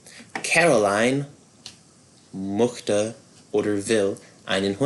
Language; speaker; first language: German; non-native, fluent; English